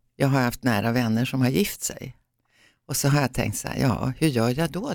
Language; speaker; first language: Swedish; native; Swedish